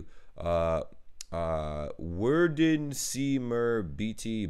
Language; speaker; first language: German; non-native, learner; English